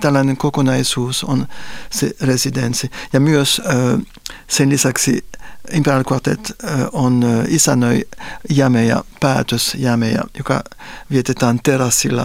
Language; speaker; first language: Finnish; non-native, fluent; French